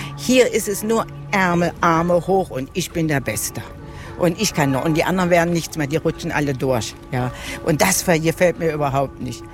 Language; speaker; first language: German; native; German